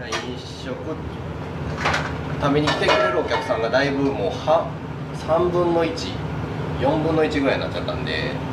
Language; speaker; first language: Japanese; native; Japanese